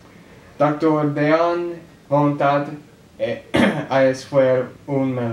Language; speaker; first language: Spanish; non-native, learner; English